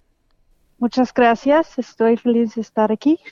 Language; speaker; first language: Spanish; non-native, fluent; English